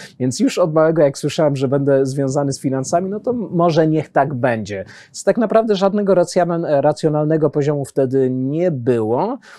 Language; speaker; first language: Polish; early bilingual, heritage; Polish